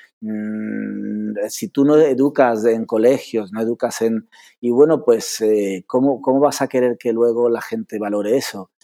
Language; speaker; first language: Spanish; native; Spanish